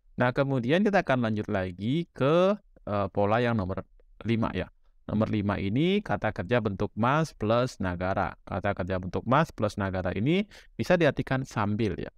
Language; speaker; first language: Indonesian; native; Indonesian